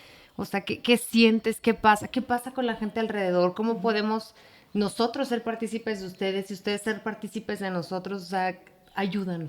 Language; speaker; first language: Spanish; native; Spanish